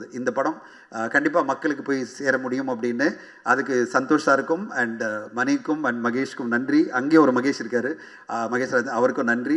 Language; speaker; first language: Tamil; native; Tamil